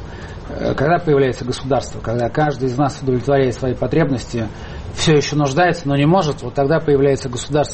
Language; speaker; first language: Russian; native; Russian